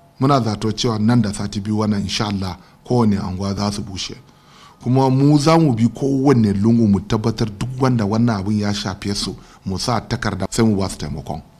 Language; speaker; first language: Hausa; non-native, local second language; Kanuri